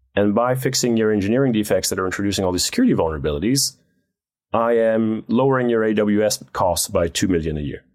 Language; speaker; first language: English; non-native, fluent; Dutch